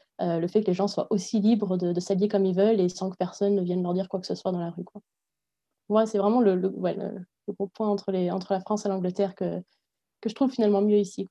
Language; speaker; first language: French; native; French